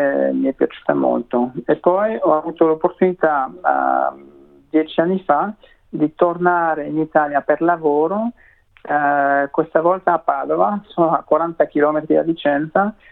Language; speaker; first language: Italian; non-native, fluent; French